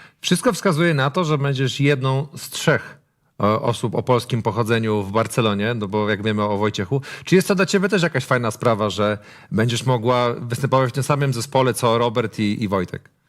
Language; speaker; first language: Polish; native; Polish